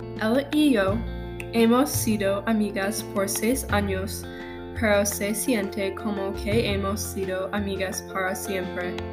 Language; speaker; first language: Spanish; non-native, learner; English